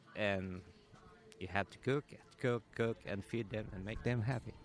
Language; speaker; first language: English; non-native, local second language; Filipino